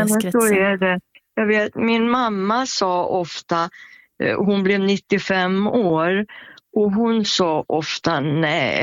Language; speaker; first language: Swedish; native; Swedish